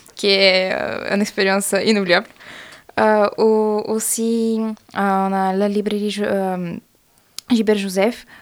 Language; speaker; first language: French; non-native, fluent; Bulgarian